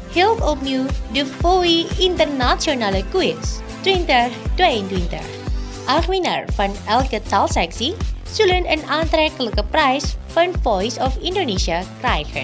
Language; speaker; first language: Dutch; non-native, fluent; Indonesian